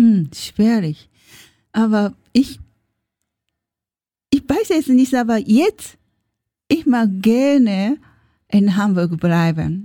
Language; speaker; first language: German; non-native, learner; Japanese